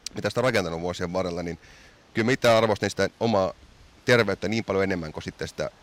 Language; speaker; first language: Finnish; early bilingual, heritage; Finnish